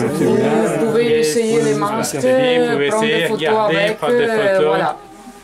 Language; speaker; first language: French; non-native, fluent; Italian